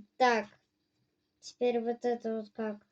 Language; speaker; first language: Russian; native; Russian